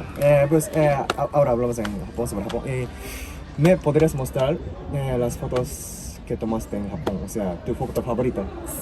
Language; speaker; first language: Spanish; non-native, fluent; Japanese